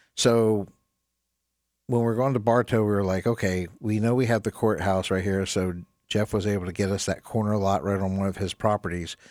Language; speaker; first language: English; native; English